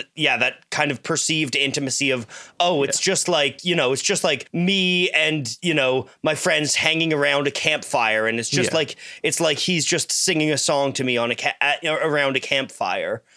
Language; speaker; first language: English; native; English